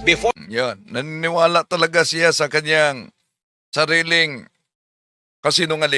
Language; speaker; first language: Filipino; native; Filipino